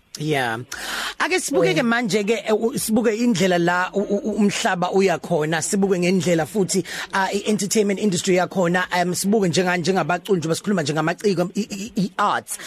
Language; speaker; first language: Zulu; native; Zulu